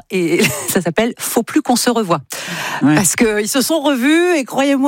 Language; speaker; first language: French; native; French